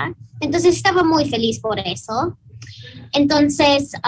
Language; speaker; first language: Spanish; early bilingual, heritage; Spanish